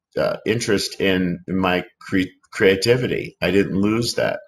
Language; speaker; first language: English; native; English